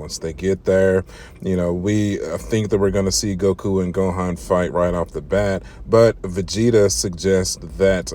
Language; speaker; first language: English; native; English